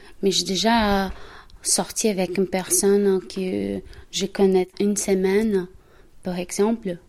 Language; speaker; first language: French; non-native, learner; Portuguese